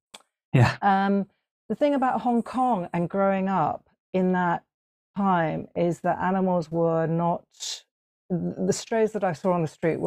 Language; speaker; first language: English; native; English